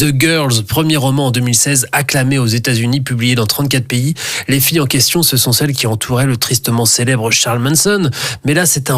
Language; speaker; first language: French; native; French